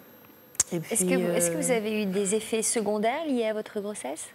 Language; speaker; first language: French; native; French